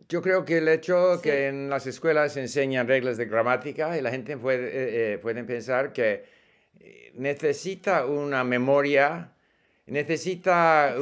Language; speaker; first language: Spanish; non-native, fluent; English